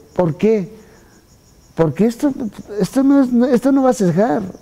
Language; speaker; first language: Spanish; native; Spanish